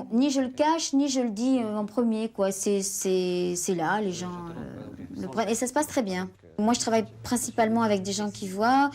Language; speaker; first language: French; native; French